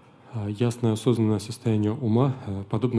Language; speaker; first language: Russian; native; Russian